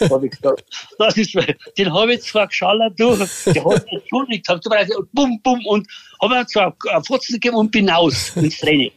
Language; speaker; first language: German; native; German